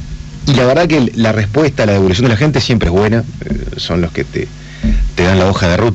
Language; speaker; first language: Spanish; native; Spanish